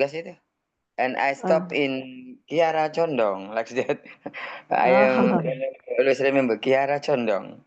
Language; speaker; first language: English; non-native, learner; Indonesian